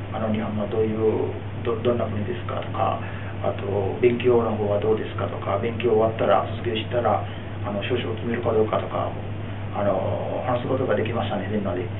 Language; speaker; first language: Japanese; non-native, fluent; Sinhala